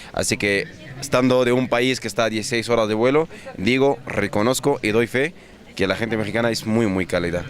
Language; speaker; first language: Spanish; non-native, fluent; Arabic